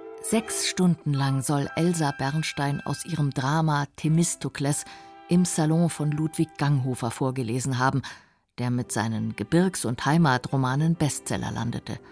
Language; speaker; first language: German; native; German